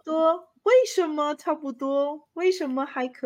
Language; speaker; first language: Chinese; non-native, fluent; Spanish